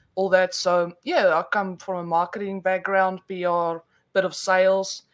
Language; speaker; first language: English; non-native, local second language; Afrikaans